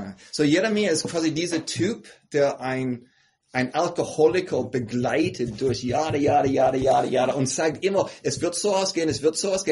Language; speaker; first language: German; non-native, fluent; English